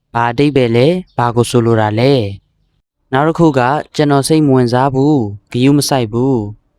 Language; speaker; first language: Burmese; native; Burmese